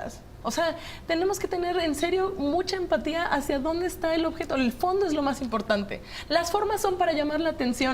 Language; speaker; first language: Spanish; native; Spanish